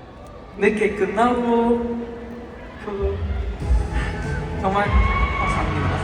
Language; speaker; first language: Korean; non-native, fluent; Filipino